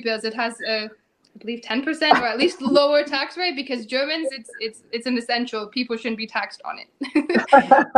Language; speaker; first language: English; native; English